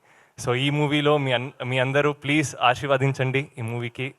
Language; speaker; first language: Telugu; non-native, learner; Kannada